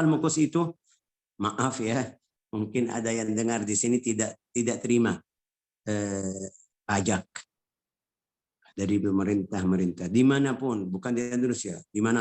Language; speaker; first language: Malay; non-native, fluent; Arabic